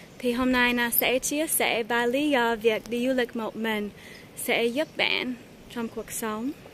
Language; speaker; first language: Vietnamese; native; Vietnamese